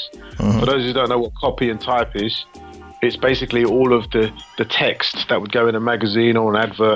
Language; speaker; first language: English; native; English